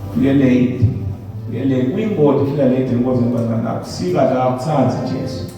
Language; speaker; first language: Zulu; non-native, local second language; Swati